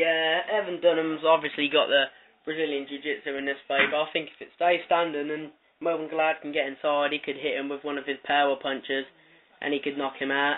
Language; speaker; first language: English; native; English